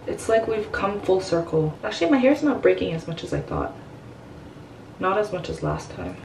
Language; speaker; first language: English; early bilingual, other home language; Korean